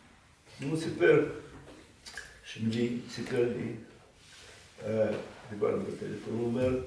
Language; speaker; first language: Hebrew; non-native, fluent; Russian